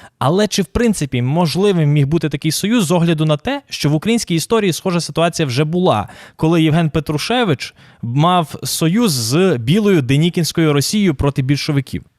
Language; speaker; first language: Ukrainian; native; Ukrainian